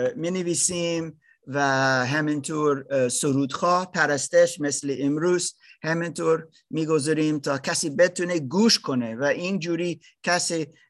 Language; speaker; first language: Persian; non-native, learner; German